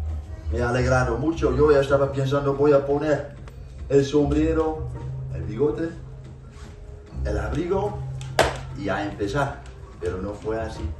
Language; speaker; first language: Spanish; non-native, fluent; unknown